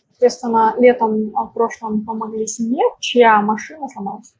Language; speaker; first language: Russian; native; Russian